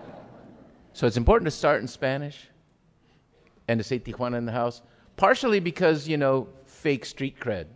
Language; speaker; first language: English; early bilingual, other home language; Spanish